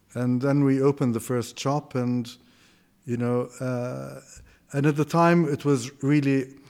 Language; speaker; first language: English; non-native, fluent; Arabic